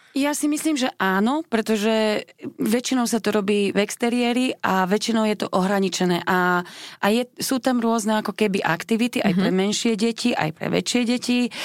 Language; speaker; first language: Slovak; non-native, local second language; Hungarian